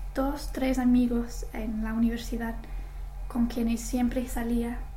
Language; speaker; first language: Spanish; non-native, fluent; English